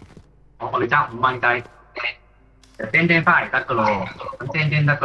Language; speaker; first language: Chinese; native; Chinese